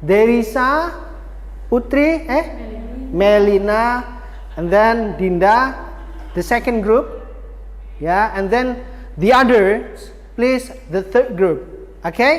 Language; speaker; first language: English; non-native, fluent; Indonesian